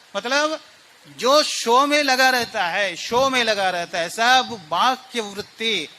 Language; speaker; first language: Hindi; non-native, local second language; Telugu